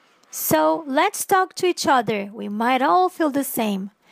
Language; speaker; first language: English; non-native, fluent; Portuguese